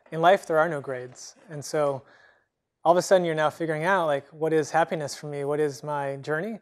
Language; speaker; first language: English; native; English